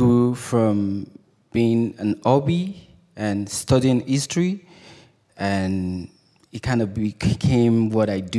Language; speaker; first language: English; non-native, local second language; Yoruba